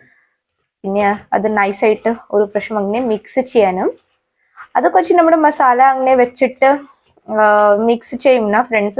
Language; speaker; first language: Malayalam; non-native, fluent; Hindi